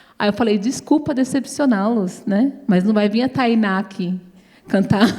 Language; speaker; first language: Portuguese; native; Portuguese